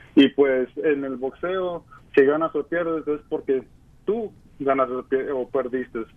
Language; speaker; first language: Spanish; early bilingual, heritage; Spanish